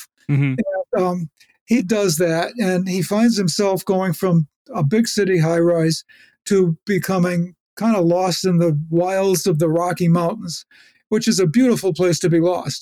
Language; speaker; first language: English; native; English